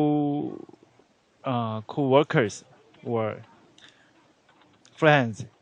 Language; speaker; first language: English; non-native, learner; Korean